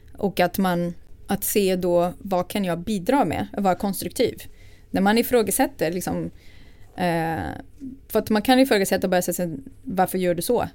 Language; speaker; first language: Swedish; non-native, fluent; Portuguese